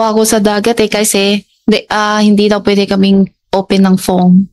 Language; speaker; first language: Filipino; non-native, learner; Chinese